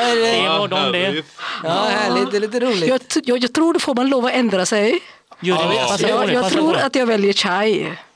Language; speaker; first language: Swedish; non-native, fluent; English